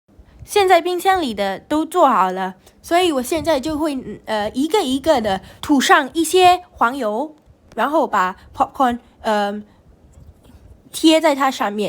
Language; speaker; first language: Chinese; non-native, learner; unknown